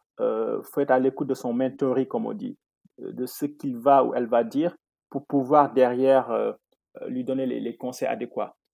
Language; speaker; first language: French; non-native, local second language; Wolof